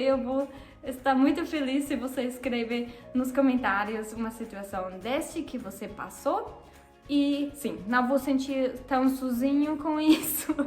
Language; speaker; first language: Portuguese; non-native, learner; German